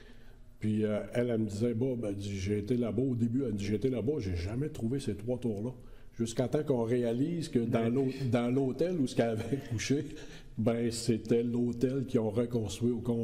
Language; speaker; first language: French; native; French